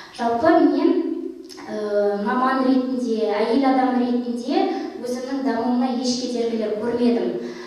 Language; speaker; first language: Kazakh; native; Kazakh